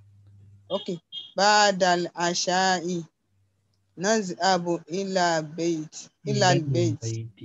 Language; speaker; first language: Arabic; non-native, learner; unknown